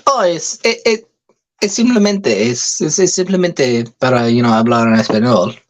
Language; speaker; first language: Spanish; non-native, learner; English